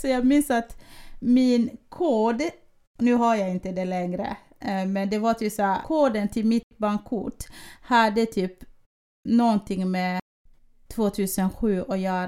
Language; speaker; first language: Swedish; early bilingual, other home language; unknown